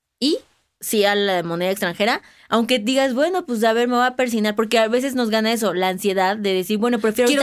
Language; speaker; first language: Spanish; native; Spanish